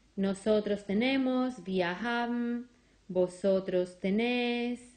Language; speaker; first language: German; non-native, fluent; Spanish